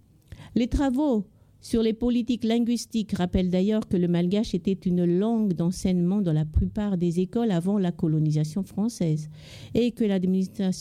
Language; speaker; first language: French; non-native, local second language; Malagasy